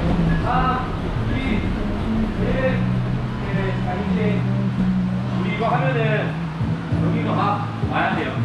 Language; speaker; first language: Korean; native; Korean